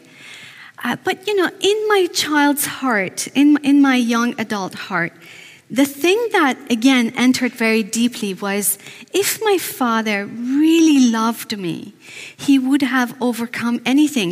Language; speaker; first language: English; non-native, fluent; Persian